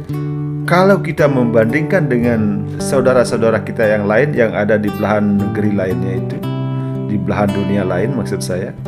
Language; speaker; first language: Indonesian; native; Indonesian